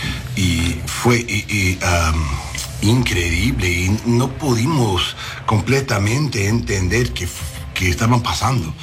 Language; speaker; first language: Spanish; non-native, learner; English